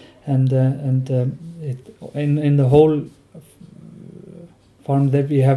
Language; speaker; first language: English; non-native, fluent; Icelandic